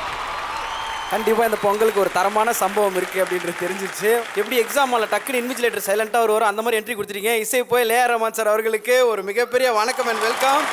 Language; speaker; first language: Tamil; native; Tamil